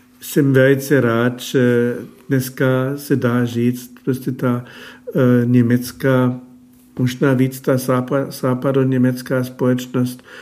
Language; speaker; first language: Czech; non-native, fluent; German